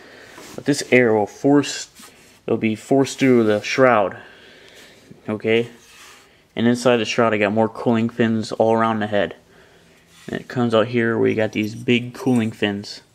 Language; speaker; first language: English; native; English